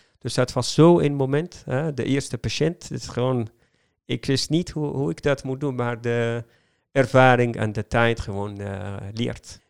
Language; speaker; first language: Dutch; non-native, fluent; Arabic